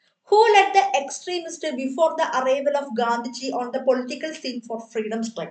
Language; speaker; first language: English; non-native, local second language; Malayalam